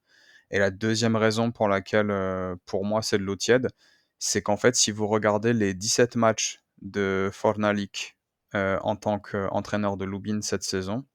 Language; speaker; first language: French; native; French